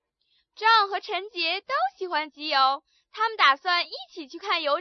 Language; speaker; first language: Chinese; native; Chinese